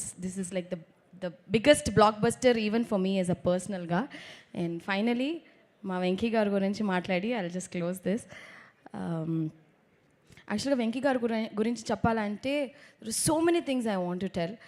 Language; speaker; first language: Telugu; non-native, local second language; Tamil